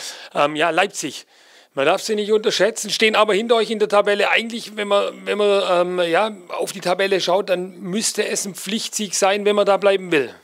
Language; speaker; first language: German; native; German